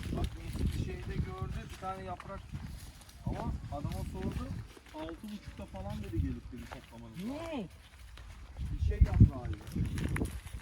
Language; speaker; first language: Turkish; early bilingual, heritage; Turkish